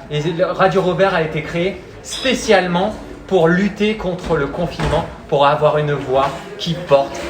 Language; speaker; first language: French; native; French